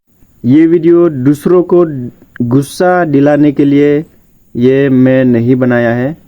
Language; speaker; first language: Hindi; non-native, local second language; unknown